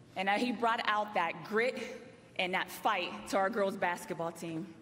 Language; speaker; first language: English; native; English